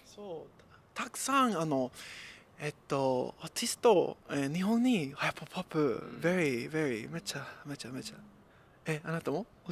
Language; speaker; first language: Japanese; non-native, learner; English